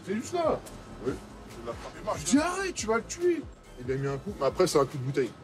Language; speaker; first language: French; native; French